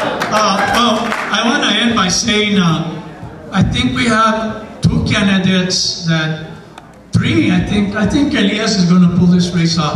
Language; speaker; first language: English; native; English